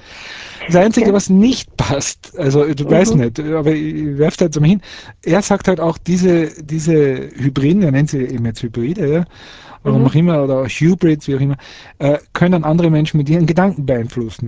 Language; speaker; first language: German; early bilingual, other home language; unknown